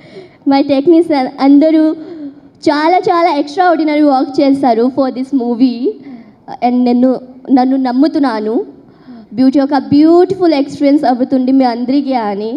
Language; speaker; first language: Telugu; early bilingual, heritage; Telugu